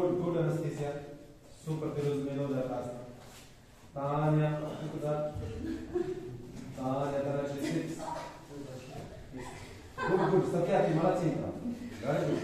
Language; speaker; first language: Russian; non-native, learner; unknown